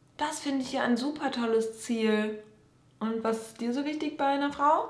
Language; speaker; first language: German; native; German